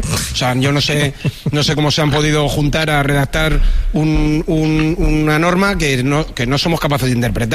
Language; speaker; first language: Spanish; native; Spanish